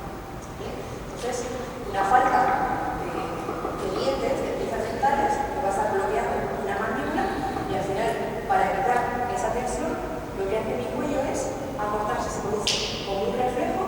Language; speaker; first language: Spanish; native; Spanish